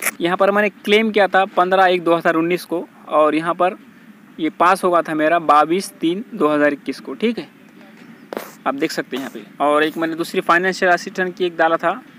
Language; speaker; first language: Hindi; non-native, local second language; Marathi